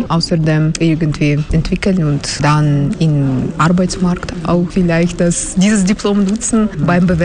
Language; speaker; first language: German; non-native, learner; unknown